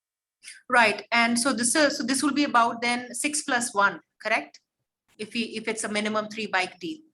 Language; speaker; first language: English; non-native, local second language; Hindi